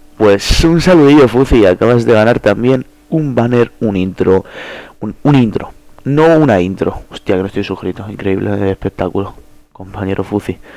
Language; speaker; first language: Spanish; early bilingual, other home language; Polish